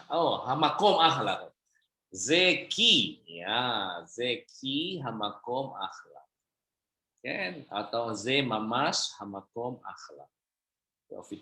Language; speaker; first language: Hebrew; non-native, fluent; Indonesian